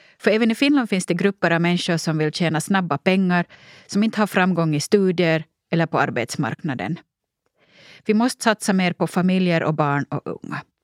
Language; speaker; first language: Swedish; native; Swedish